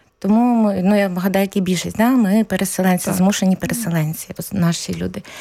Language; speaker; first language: Ukrainian; native; Ukrainian